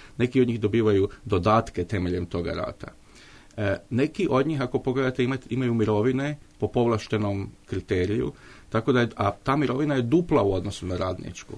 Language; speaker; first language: Croatian; native; Croatian